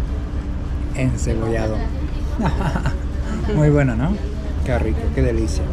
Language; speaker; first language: Spanish; native; Spanish